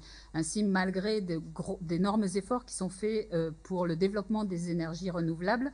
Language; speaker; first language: French; native; French